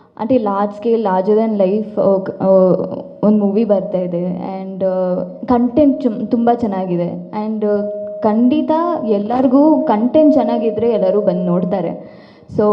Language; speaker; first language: Kannada; non-native, local second language; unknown